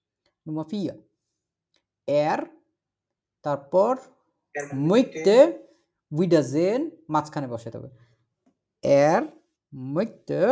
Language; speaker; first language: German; non-native, fluent; Bangla